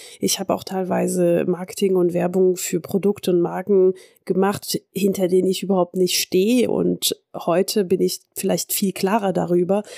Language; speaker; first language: German; early bilingual, heritage; French